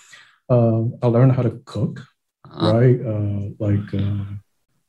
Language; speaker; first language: English; non-native, fluent; Japanese